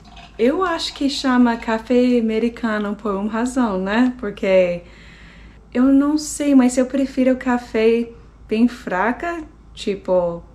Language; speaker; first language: Portuguese; non-native, fluent; English